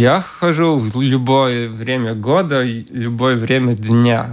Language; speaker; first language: Russian; non-native, local second language; Latvian